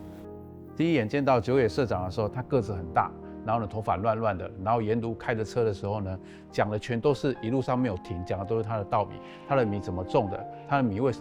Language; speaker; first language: Chinese; native; Chinese